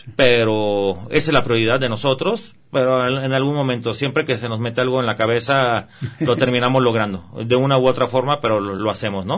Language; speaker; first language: Spanish; native; Spanish